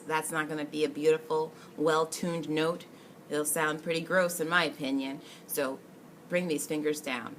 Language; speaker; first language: English; native; English